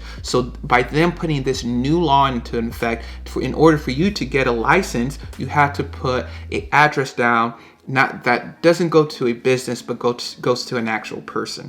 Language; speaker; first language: English; native; English